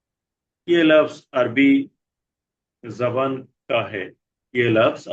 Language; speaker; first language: Hindi; non-native, learner; Bangla